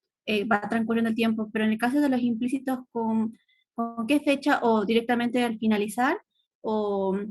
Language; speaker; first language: Spanish; native; Spanish